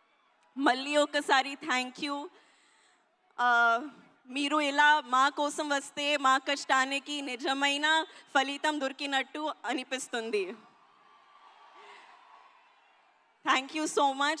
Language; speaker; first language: Telugu; non-native, learner; Hindi